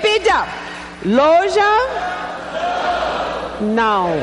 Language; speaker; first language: Portuguese; non-native, learner; English